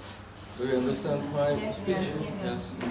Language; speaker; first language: English; non-native, learner; Hungarian